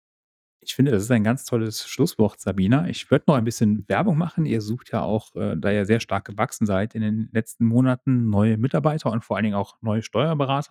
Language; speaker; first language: German; native; German